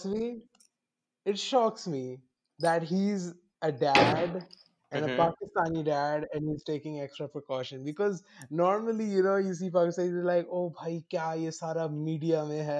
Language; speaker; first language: English; non-native, local second language; Urdu